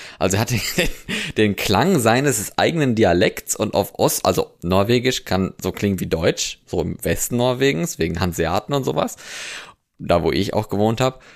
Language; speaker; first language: German; native; German